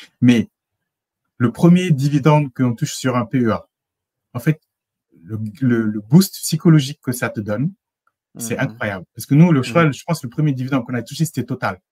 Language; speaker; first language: French; native; French